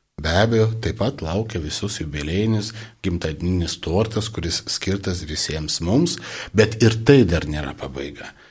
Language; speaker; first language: Lithuanian; non-native, local second language; Polish